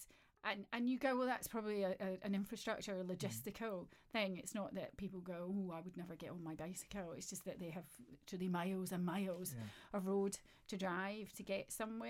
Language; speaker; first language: English; native; English